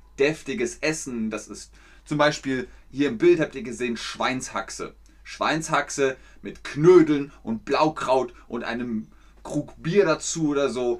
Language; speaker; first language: German; native; German